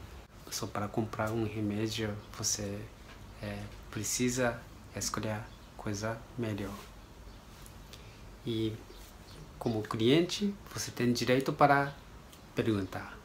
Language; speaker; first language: Portuguese; non-native, fluent; Japanese